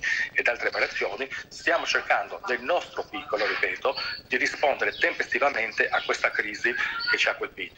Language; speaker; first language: Italian; native; Italian